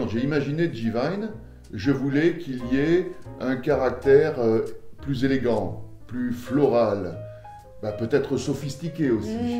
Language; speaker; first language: French; native; French